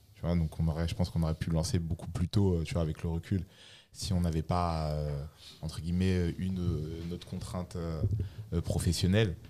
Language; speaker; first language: French; native; French